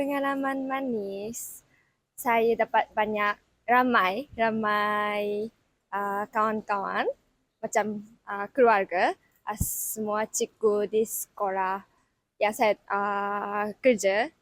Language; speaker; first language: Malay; non-native, fluent; Japanese